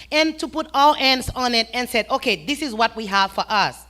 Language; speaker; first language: English; non-native, fluent; Haitian Creole